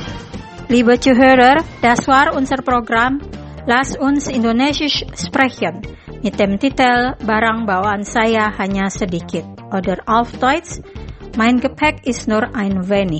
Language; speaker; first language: German; non-native, fluent; Indonesian